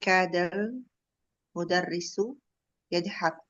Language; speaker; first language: Arabic; non-native, learner; Indonesian